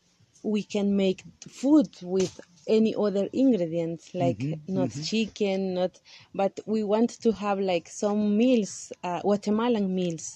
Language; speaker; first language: English; non-native, learner; Kaqchikel